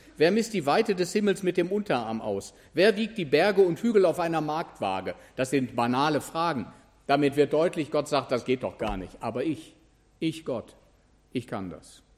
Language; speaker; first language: German; native; German